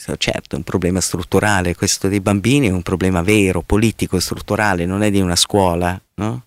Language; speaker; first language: Italian; non-native, fluent; Serbian